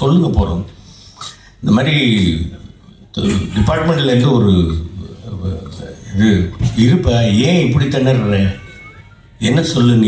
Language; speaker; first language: Tamil; native; Tamil